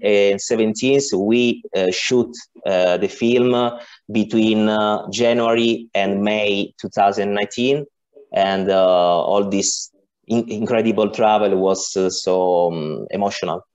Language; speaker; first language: English; non-native, learner; Italian